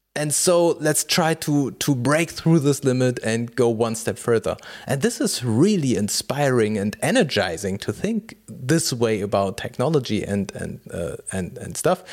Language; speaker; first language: English; non-native, fluent; German